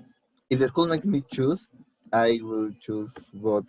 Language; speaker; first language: English; non-native, learner; Spanish